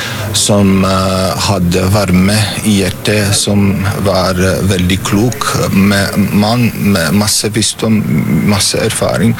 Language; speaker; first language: Norwegian; non-native, fluent; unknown